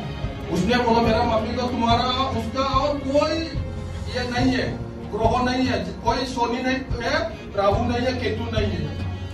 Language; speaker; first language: Hindi; non-native, local second language; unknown